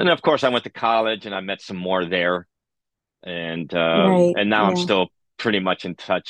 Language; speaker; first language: English; native; English